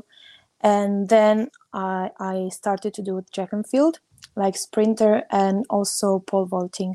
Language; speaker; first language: English; non-native, fluent; Italian